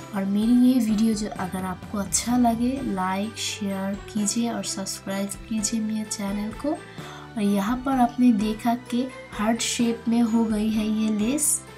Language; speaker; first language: Hindi; non-native, learner; Bangla